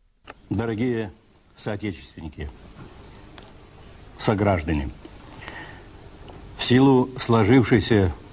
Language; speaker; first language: Russian; native; Russian